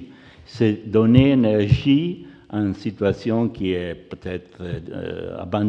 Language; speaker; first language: French; non-native, fluent; Italian